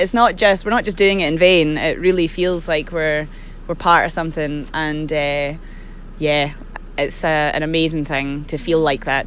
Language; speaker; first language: English; native; English